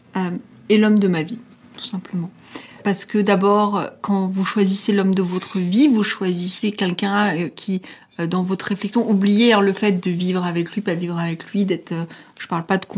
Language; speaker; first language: French; native; French